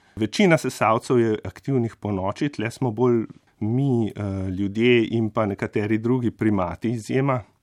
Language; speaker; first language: Slovenian; native; Slovenian